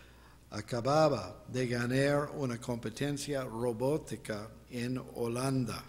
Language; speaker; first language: Spanish; non-native, fluent; English